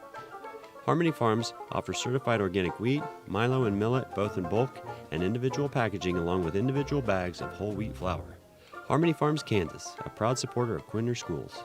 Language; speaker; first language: English; native; English